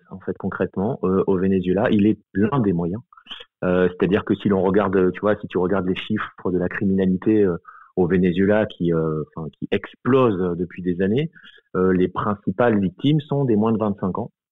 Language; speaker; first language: French; native; French